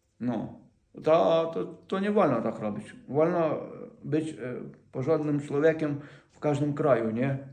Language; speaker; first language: Polish; non-native, fluent; Ukrainian